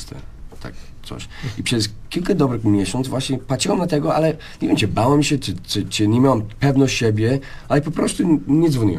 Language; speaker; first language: Polish; non-native, learner; English